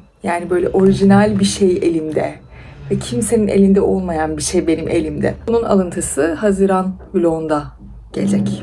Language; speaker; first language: Turkish; early bilingual, other home language; Persian